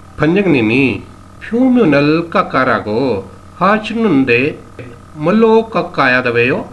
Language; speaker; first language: Korean; non-native, learner; Urdu